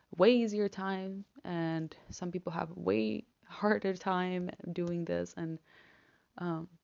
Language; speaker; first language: English; non-native, fluent; Spanish